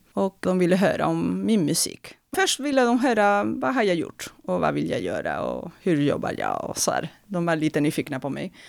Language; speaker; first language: Swedish; non-native, fluent; Spanish